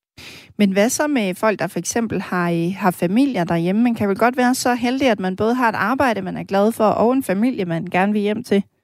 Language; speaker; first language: Danish; native; Danish